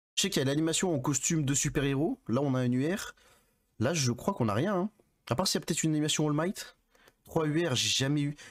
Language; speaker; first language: French; native; French